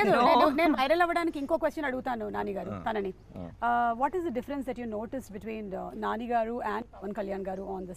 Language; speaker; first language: Telugu; native; Telugu